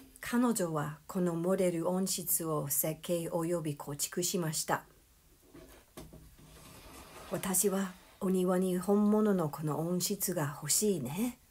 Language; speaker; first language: Japanese; non-native, fluent; English